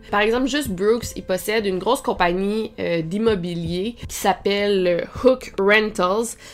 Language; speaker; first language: French; native; French